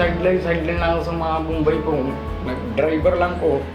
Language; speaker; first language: Filipino; non-native, learner; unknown